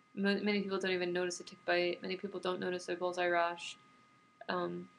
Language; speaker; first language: English; native; English